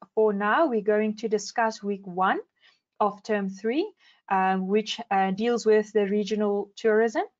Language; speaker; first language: English; non-native, local second language; Afrikaans